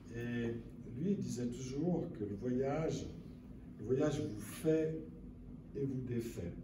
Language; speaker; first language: French; native; French